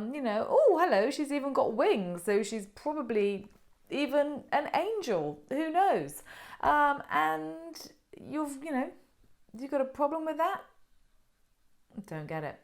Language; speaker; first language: English; native; English